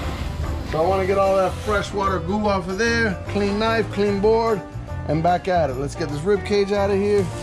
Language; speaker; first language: English; native; English